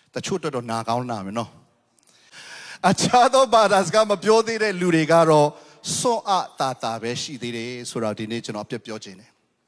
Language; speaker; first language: Burmese; non-native, local second language; Tedim Chin